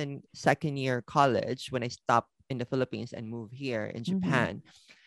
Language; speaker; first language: English; non-native, local second language; Filipino